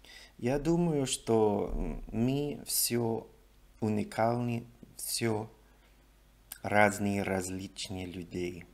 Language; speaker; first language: Russian; non-native, learner; English